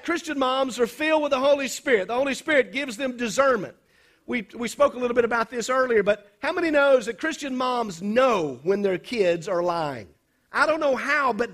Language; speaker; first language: English; native; English